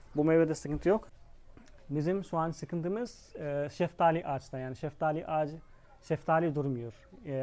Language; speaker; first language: Turkish; non-native, fluent; Hindi